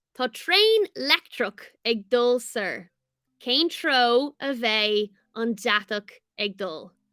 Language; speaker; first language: Irish; native; Irish